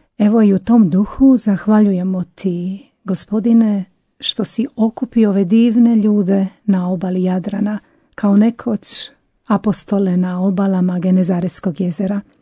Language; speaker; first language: Croatian; native; Croatian